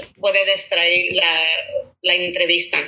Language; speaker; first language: Spanish; early bilingual, heritage; Spanish